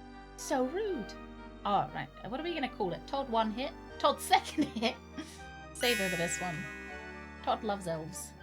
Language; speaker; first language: English; native; English